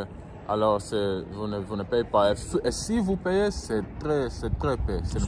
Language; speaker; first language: French; early bilingual, heritage; French